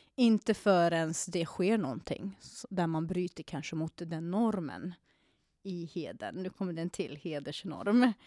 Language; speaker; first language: Swedish; non-native, fluent; Arabic